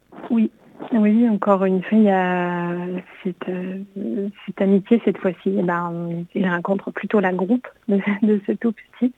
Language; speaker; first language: French; non-native, fluent; Hebrew